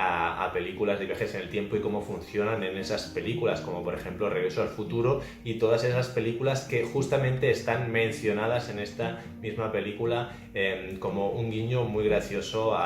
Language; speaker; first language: Spanish; native; Spanish